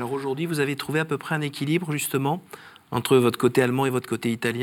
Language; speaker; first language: French; native; French